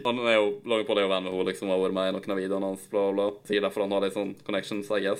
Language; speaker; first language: Norwegian; native; Norwegian